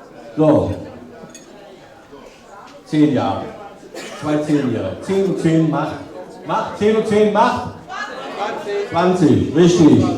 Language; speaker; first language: German; native; German